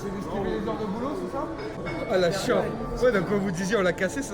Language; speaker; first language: French; native; French